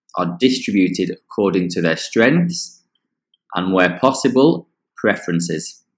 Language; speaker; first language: English; native; English